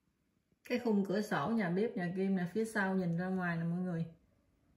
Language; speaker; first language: Vietnamese; native; Vietnamese